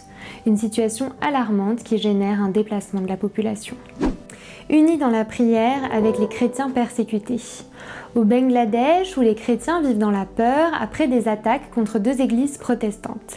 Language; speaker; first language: French; native; French